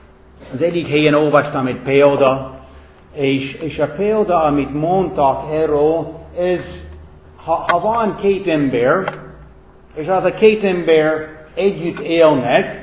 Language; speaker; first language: Hungarian; non-native, fluent; English